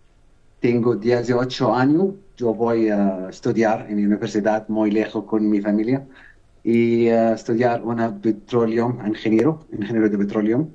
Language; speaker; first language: Spanish; non-native, learner; Arabic